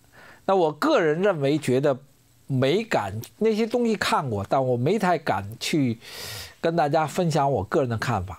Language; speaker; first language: Chinese; native; Chinese